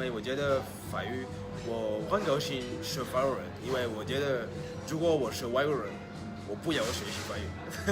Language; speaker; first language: Chinese; non-native, learner; French